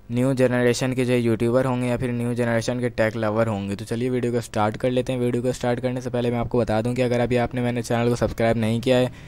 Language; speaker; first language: Hindi; native; Hindi